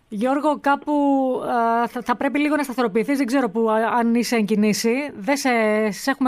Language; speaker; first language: Greek; native; Greek